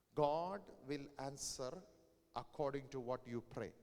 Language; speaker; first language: English; non-native, local second language; Malayalam